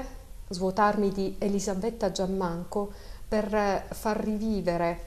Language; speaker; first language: Italian; native; Italian